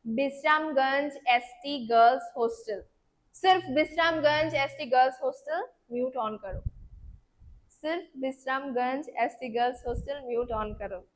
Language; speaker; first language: Hindi; non-native, local second language; Bangla